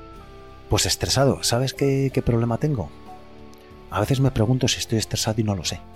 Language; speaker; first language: Spanish; native; Spanish